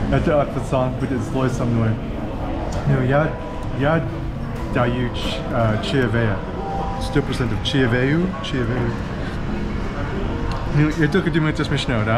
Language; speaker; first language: Russian; non-native, learner; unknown